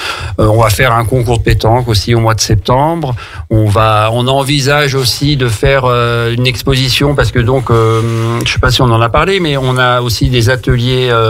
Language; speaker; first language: French; native; French